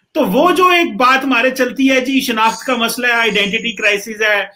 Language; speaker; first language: Urdu; non-native, local second language; Punjabi